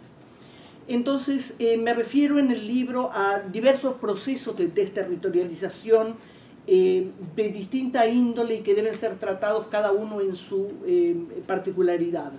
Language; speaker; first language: Spanish; native; Spanish